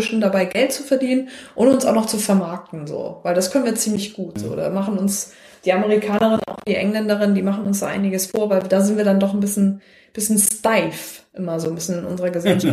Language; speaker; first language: German; native; German